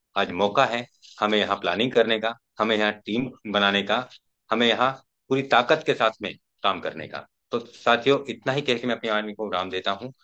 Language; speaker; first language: Hindi; native; Hindi